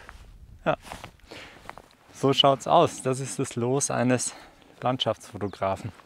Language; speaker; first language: German; native; German